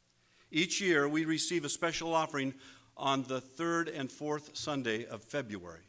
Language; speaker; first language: English; native; English